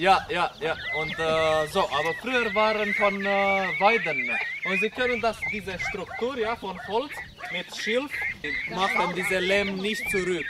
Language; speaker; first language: German; non-native, learner; Romanian